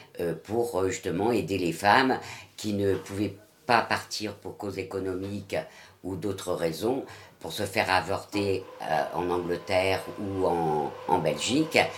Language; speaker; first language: French; native; French